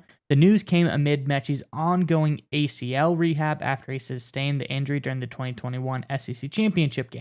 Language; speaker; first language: English; native; English